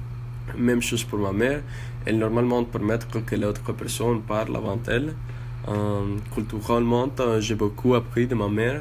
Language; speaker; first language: French; non-native, learner; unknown